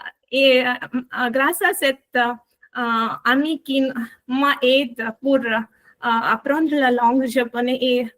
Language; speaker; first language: French; non-native, learner; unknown